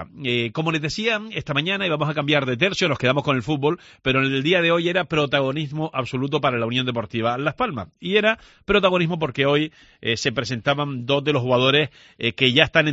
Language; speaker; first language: Spanish; native; Spanish